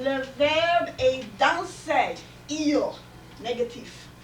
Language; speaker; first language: French; non-native, fluent; English